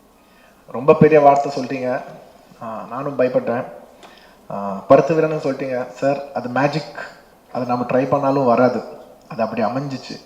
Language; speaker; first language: Tamil; non-native, local second language; Telugu